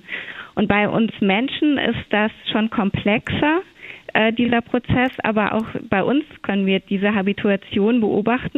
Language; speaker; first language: German; native; German